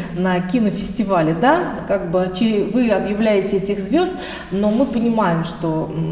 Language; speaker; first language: Russian; native; Russian